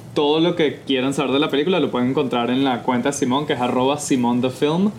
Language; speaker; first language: Spanish; native; Spanish